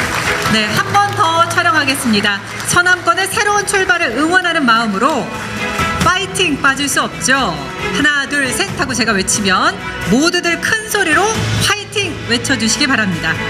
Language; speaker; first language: Korean; native; Korean